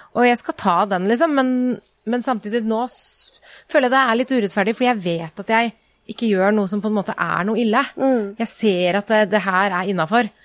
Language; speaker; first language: Norwegian; native; Norwegian